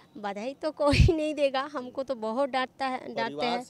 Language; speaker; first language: Hindi; non-native, local second language; Bangla